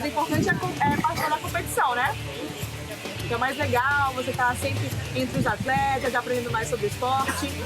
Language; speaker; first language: Portuguese; native; Portuguese